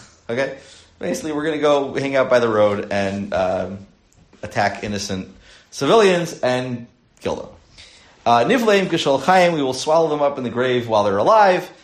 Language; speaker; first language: English; native; English